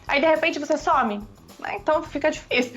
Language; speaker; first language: Portuguese; native; Portuguese